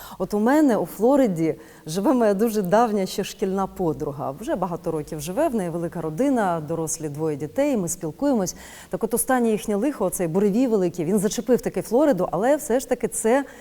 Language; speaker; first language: Ukrainian; native; Ukrainian